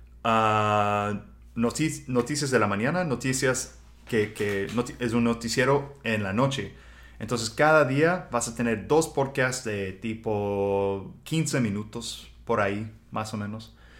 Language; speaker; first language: Spanish; non-native, fluent; English